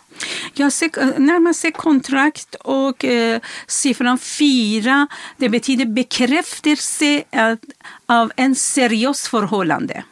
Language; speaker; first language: Swedish; non-native, fluent; Persian